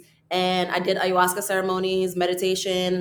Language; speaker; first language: English; early bilingual, other home language; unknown